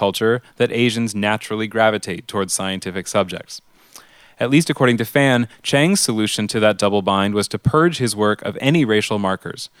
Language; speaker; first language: English; native; English